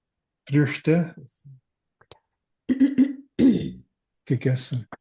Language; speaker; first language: German; non-native, learner; English